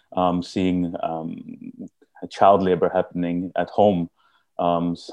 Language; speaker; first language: English; early bilingual, heritage; German